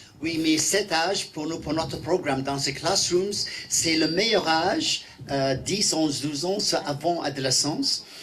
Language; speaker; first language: French; non-native, learner; English